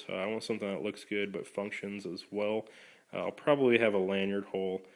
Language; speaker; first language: English; native; English